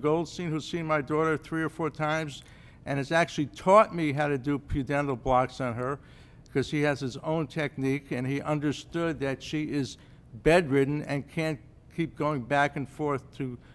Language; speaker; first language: English; native; English